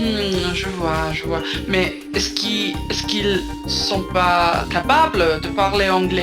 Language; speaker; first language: French; non-native, local second language; German